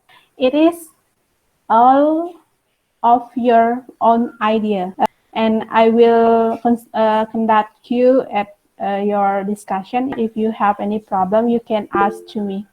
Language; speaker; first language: English; non-native, fluent; Indonesian